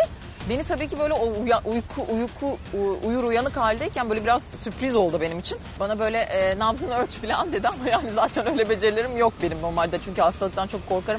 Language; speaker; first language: Turkish; native; Turkish